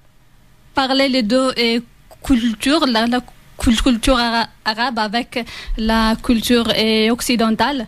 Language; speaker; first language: French; non-native, fluent; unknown